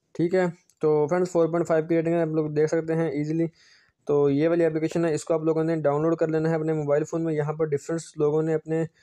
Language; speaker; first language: Hindi; native; Hindi